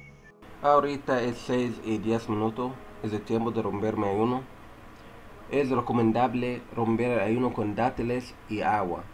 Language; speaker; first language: Spanish; non-native, learner; Arabic